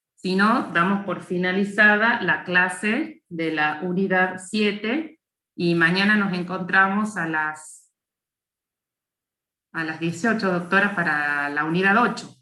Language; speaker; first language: Spanish; native; Spanish